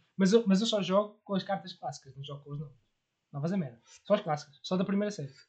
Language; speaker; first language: Portuguese; native; Portuguese